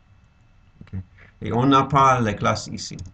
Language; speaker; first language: French; non-native, fluent; English